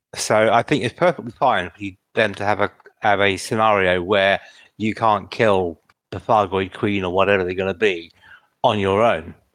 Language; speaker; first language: English; native; English